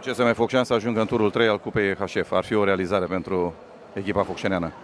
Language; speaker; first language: Romanian; native; Romanian